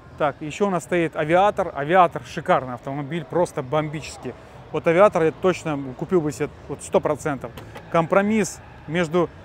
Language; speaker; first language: Russian; native; Russian